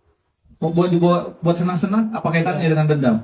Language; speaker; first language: Indonesian; native; Indonesian